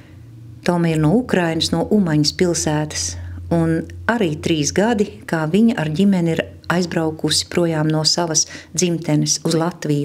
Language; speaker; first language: Latvian; native; Latvian